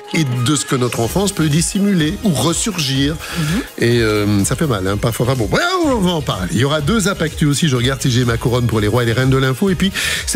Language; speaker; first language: French; native; French